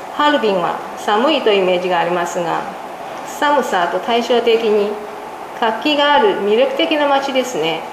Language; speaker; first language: Japanese; native; Japanese